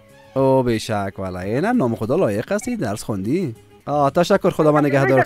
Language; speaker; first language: Persian; native; Persian